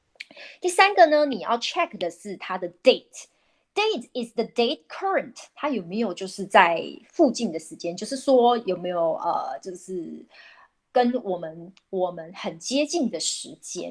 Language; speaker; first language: Chinese; native; Chinese